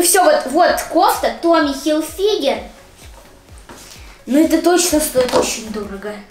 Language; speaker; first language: Russian; native; Russian